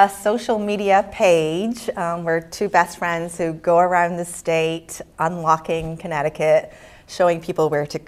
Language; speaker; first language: English; native; English